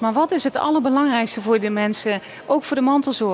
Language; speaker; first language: Dutch; native; Dutch